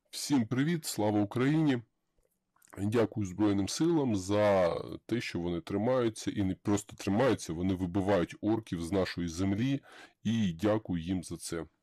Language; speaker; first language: Ukrainian; non-native, local second language; Russian